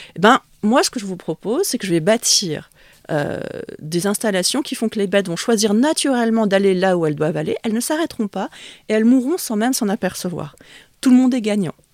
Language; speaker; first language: French; early bilingual, other home language; Vietnamese